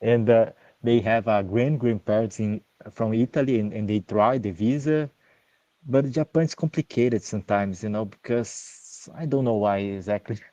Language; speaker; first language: English; non-native, learner; Portuguese